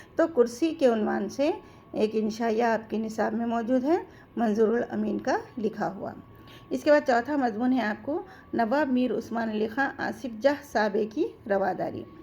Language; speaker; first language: Urdu; native; Urdu